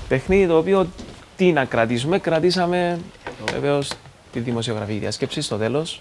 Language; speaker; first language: Greek; native; Greek